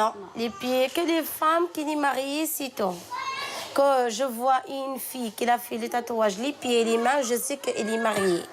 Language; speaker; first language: French; non-native, learner; Arabic